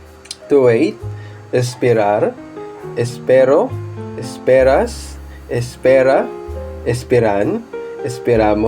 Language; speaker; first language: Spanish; non-native, learner; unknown